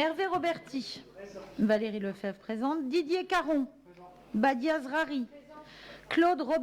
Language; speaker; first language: French; native; French